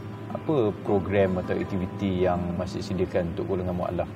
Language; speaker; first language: Malay; native; Malay